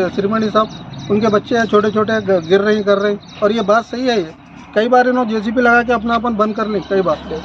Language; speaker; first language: Hindi; non-native, local second language; Kannada